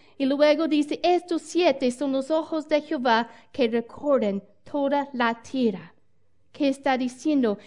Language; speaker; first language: Spanish; non-native, fluent; English